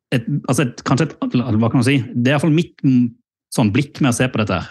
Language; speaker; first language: Norwegian; native; Norwegian